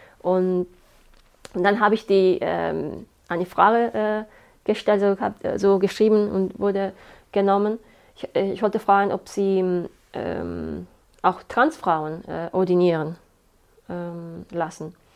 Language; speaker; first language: German; non-native, fluent; Spanish